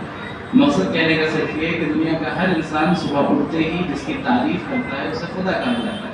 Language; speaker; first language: Urdu; native; Urdu